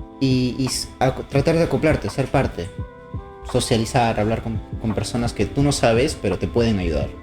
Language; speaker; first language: Spanish; native; Spanish